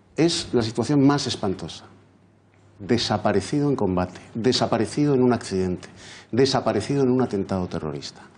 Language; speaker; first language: Spanish; native; Spanish